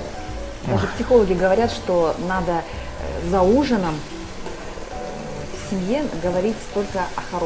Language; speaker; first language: Russian; native; Russian